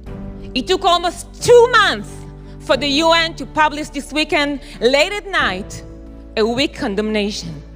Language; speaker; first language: English; non-native, fluent; Hebrew